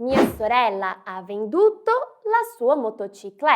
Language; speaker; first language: Italian; non-native, fluent; Portuguese